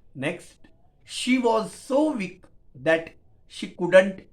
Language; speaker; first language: English; non-native, local second language; Marathi